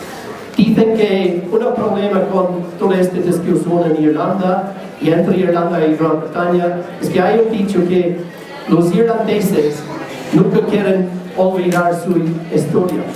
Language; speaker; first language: Spanish; non-native, learner; English